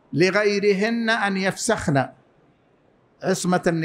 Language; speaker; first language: Arabic; native; Arabic